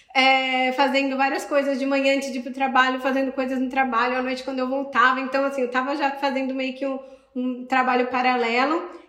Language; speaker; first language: Portuguese; native; Portuguese